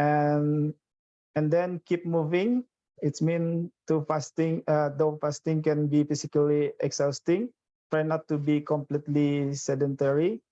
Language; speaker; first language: English; non-native, fluent; Indonesian